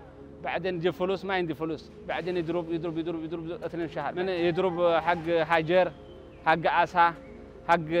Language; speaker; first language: Arabic; non-native, learner; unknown